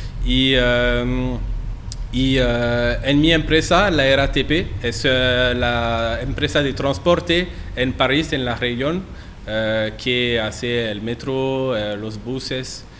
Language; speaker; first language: Spanish; non-native, learner; French